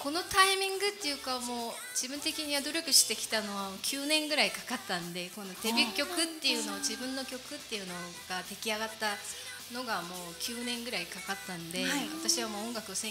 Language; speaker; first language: Japanese; non-native, fluent; Korean